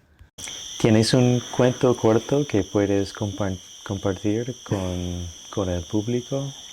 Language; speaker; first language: Spanish; non-native, fluent; English